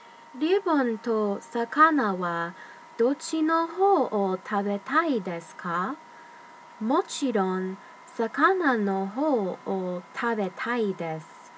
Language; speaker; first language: Japanese; non-native, learner; English